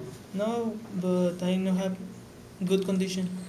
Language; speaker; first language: English; non-native, learner; Spanish